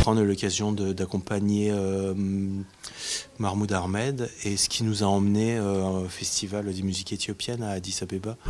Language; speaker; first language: French; native; French